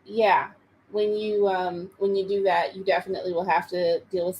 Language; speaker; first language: English; native; English